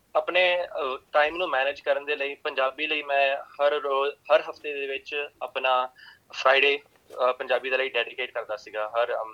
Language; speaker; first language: Punjabi; early bilingual, heritage; Punjabi